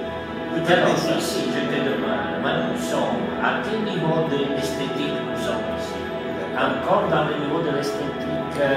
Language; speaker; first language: French; non-native, fluent; Italian